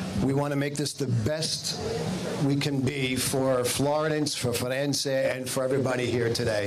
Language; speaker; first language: English; native; English